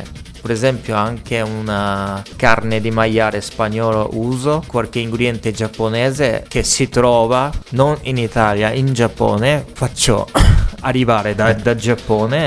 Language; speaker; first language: Italian; non-native, fluent; Japanese